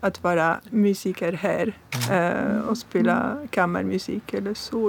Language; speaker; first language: Swedish; non-native, fluent; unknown